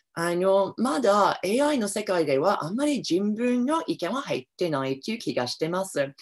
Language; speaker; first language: Japanese; non-native, fluent; English